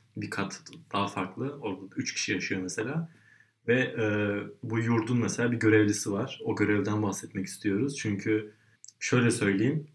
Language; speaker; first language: Turkish; native; Turkish